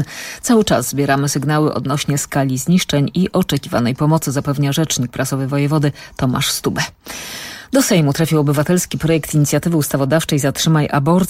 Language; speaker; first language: Polish; native; Polish